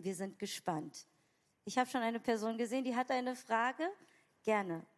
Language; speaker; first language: German; native; German